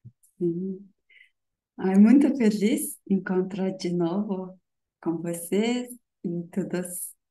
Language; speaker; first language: Portuguese; non-native, learner; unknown